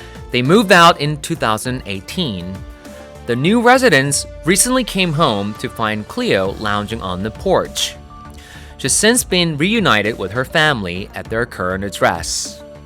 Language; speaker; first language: English; non-native, fluent; Korean